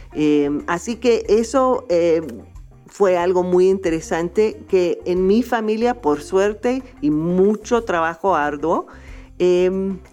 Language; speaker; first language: Spanish; non-native, fluent; English